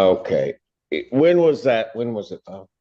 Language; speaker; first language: English; native; English